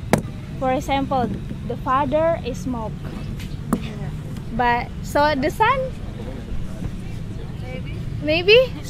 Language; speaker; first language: English; non-native, learner; Indonesian